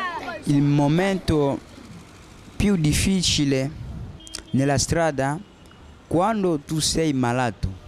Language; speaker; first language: Italian; non-native, learner; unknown